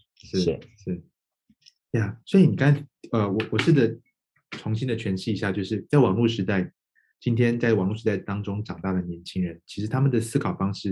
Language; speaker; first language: Chinese; native; Chinese